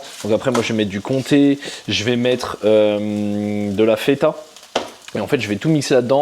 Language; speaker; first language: French; native; French